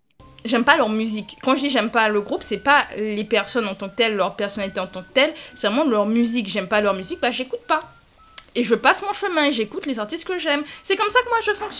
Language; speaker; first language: French; native; French